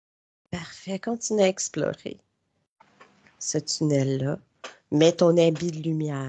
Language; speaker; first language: French; native; French